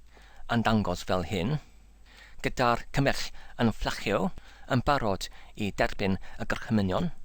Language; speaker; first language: Welsh; non-native, learner; English